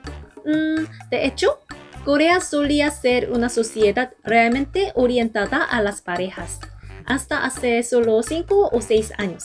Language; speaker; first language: Spanish; non-native, fluent; Korean